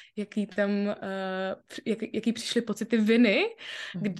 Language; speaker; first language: Czech; native; Czech